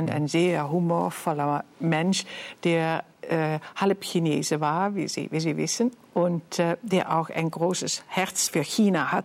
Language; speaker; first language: German; non-native, fluent; Dutch